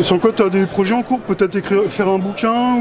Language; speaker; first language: French; native; French